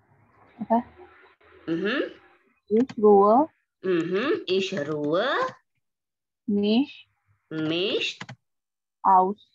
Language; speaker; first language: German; non-native, learner; Indonesian